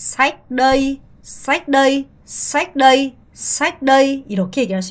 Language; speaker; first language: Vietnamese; non-native, fluent; Korean